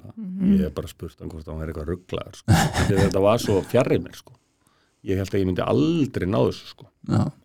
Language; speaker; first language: Icelandic; native; Icelandic